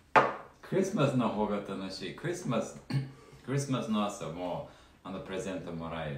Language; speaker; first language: Japanese; non-native, fluent; Lithuanian